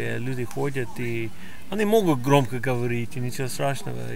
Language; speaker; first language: Russian; non-native, fluent; English